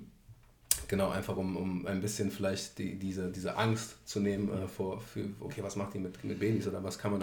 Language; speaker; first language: German; native; German